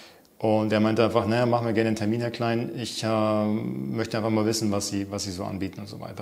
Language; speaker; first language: German; native; German